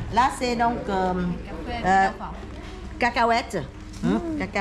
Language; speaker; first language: French; non-native, learner; Vietnamese